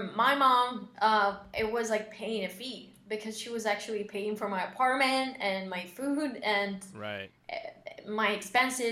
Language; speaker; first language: English; non-native, fluent; Spanish